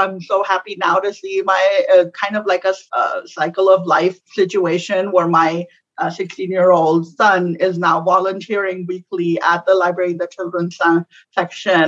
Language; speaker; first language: English; non-native, local second language; Urdu